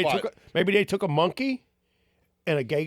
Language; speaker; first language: English; native; English